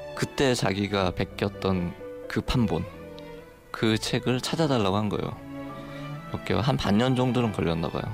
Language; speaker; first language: Korean; native; Korean